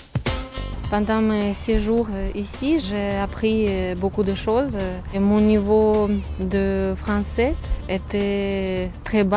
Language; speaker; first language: French; non-native, learner; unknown